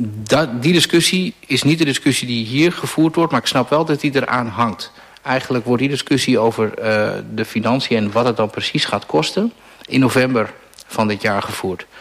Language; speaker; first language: Dutch; native; Dutch